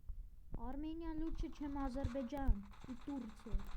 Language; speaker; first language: Russian; non-native, fluent; Armenian